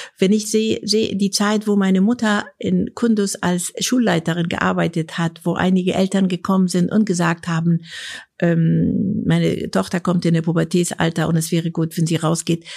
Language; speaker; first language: German; non-native, fluent; Persian